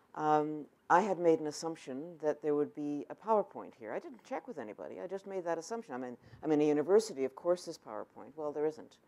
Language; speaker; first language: English; native; English